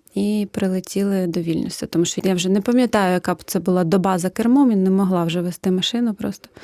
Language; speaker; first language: Ukrainian; native; Ukrainian